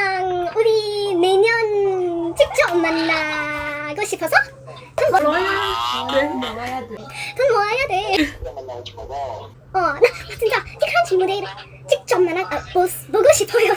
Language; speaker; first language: Korean; non-native, learner; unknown